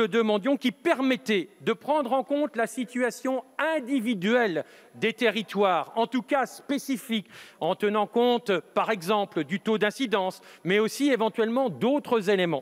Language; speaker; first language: French; native; French